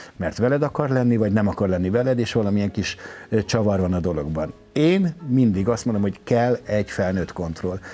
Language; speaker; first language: Hungarian; native; Hungarian